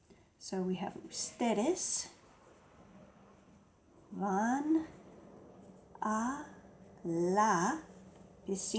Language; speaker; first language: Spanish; non-native, fluent; English